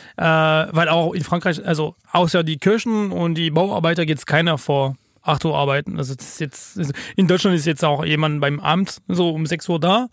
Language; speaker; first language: German; non-native, fluent; French